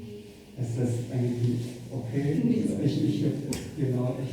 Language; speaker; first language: German; non-native, fluent; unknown